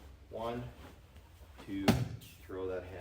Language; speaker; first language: English; native; English